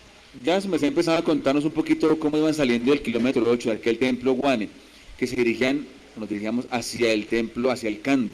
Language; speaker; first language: Spanish; native; Spanish